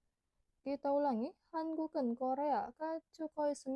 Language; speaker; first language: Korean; non-native, fluent; Indonesian